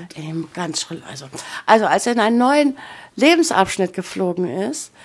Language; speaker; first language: German; native; German